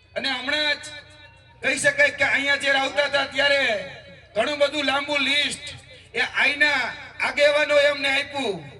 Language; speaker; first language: Gujarati; native; Gujarati